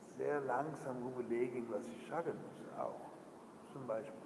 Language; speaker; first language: German; non-native, learner; Spanish